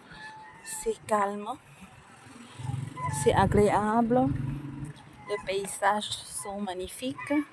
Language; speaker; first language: French; non-native, fluent; Thai